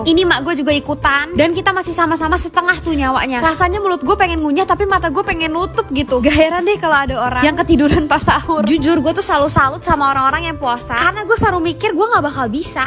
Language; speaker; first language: Indonesian; native; Indonesian